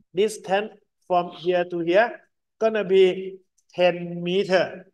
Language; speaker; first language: English; non-native, fluent; Thai